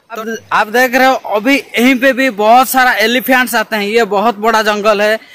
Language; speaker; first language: Hindi; non-native, local second language; Odia